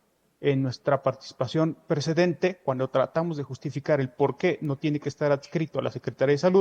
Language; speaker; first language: Spanish; native; Spanish